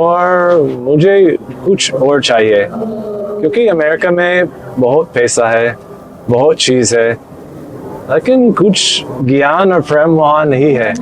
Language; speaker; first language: Hindi; non-native, learner; English